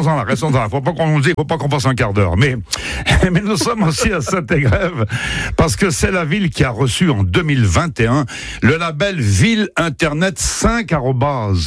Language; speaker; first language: French; native; French